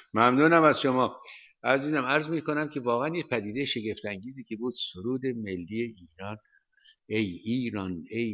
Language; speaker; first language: Persian; native; Persian